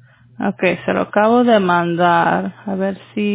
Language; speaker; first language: Spanish; early bilingual, heritage; Spanish